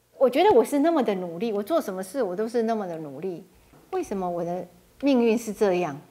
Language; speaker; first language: Chinese; native; Chinese